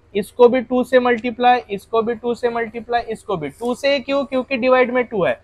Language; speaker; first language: Hindi; non-native, local second language; Marathi